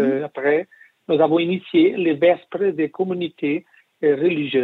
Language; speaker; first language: French; non-native, learner; Portuguese